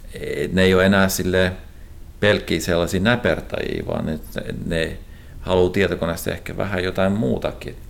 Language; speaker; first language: Finnish; native; Finnish